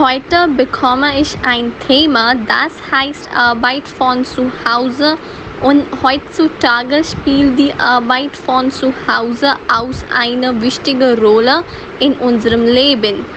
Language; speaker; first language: German; non-native, fluent; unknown